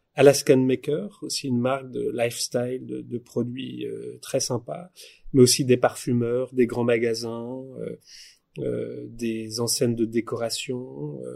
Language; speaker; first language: French; native; French